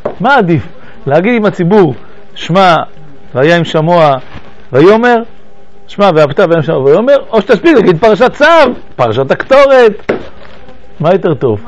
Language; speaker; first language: Hebrew; native; Hebrew